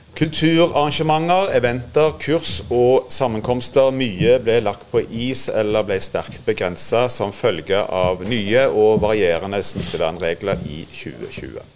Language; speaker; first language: Norwegian; native; Norwegian